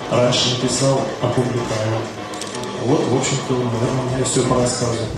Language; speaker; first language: Russian; native; Russian